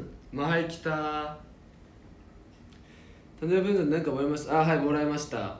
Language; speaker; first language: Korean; non-native, fluent; Japanese